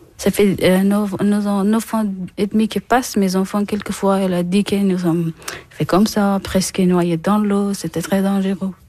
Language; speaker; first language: French; non-native, learner; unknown